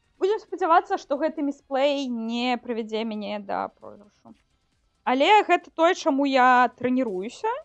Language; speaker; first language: Belarusian; non-native, local second language; Russian